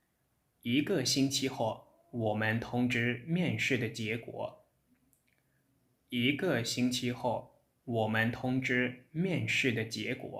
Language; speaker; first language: Chinese; non-native, fluent; Lao